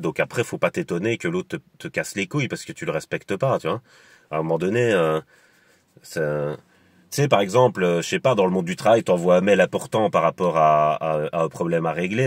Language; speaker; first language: French; native; French